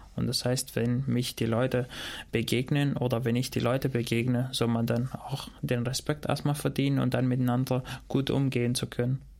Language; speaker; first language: German; non-native, fluent; Albanian